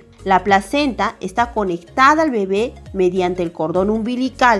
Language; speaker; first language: Spanish; native; Spanish